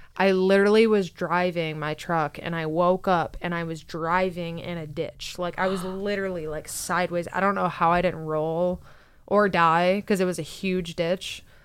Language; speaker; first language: English; native; English